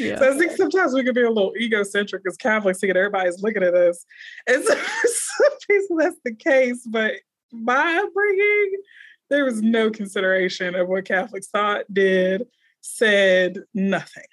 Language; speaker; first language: English; native; English